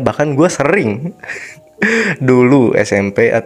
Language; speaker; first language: Indonesian; native; Indonesian